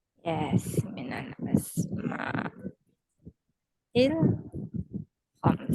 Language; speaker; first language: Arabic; non-native, fluent; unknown